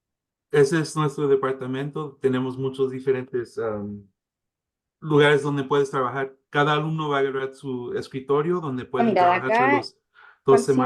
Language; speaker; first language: Spanish; early bilingual, heritage; English